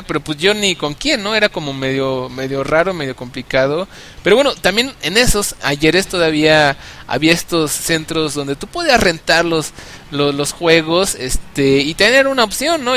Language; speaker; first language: Spanish; native; Spanish